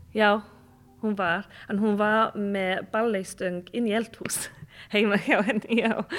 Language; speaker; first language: Icelandic; non-native, fluent; English